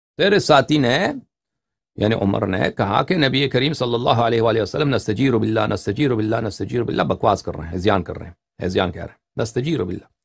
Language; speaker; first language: Urdu; non-native, fluent; Persian